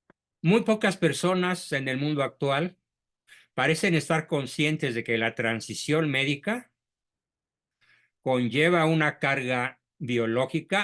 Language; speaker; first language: Spanish; native; Spanish